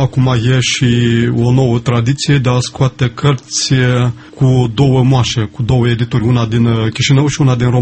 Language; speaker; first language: Romanian; native; Romanian